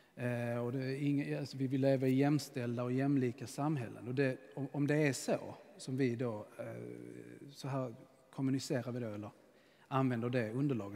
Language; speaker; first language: Swedish; native; Swedish